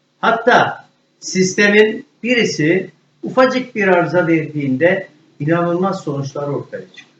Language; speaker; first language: Turkish; native; Turkish